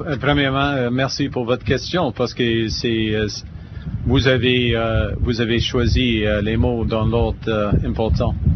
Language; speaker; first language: French; non-native, fluent; English